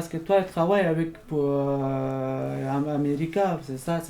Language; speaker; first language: French; non-native, learner; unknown